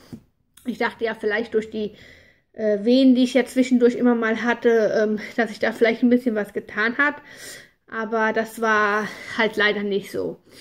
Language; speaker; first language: German; native; German